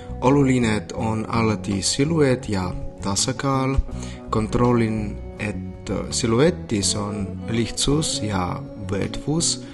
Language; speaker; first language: Estonian; non-native, learner; Belarusian